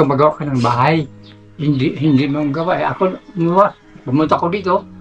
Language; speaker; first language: Filipino; non-native, local second language; Bikol